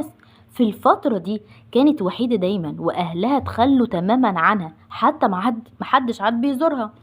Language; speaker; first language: Arabic; native; Arabic